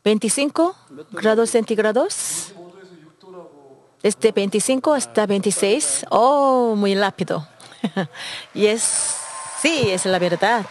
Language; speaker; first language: Spanish; non-native, learner; Korean